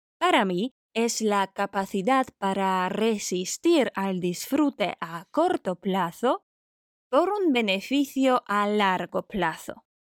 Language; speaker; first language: Spanish; non-native, fluent; Polish